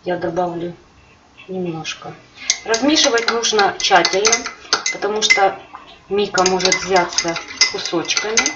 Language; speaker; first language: Russian; native; Russian